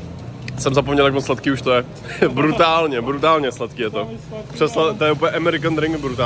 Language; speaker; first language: Czech; native; Czech